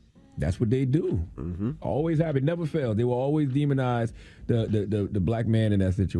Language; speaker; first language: English; native; English